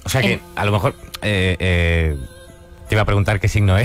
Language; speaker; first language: Spanish; native; Spanish